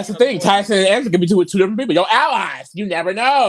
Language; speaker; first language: English; native; English